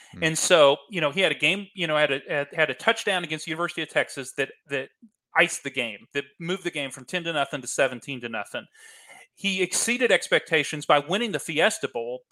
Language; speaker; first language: English; native; English